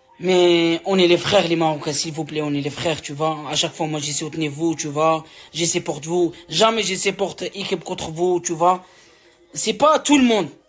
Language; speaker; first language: French; non-native, learner; Arabic